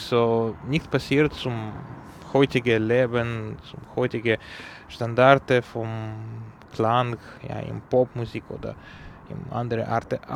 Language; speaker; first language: German; non-native, learner; Ukrainian